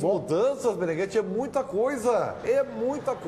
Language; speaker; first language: Portuguese; native; Portuguese